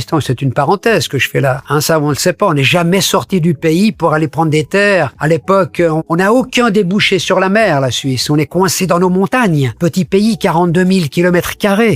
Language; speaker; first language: French; native; French